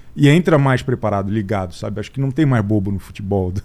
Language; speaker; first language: Portuguese; native; Portuguese